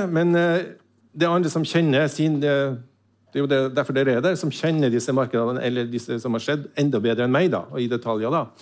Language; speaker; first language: Norwegian; native; Norwegian